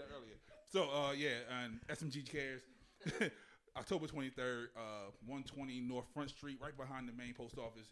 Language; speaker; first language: English; native; English